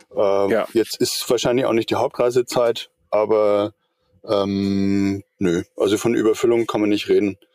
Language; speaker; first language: German; native; German